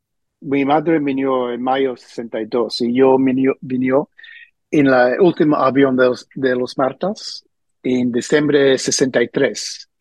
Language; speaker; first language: Spanish; early bilingual, heritage; Spanish